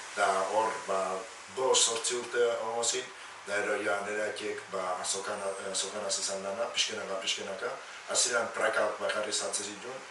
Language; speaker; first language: Basque; early bilingual, other home language; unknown